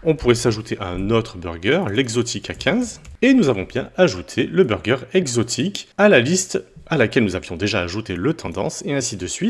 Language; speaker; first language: French; native; French